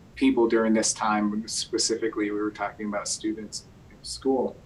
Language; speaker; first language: English; native; English